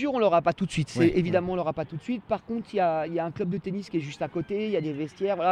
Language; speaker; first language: French; native; French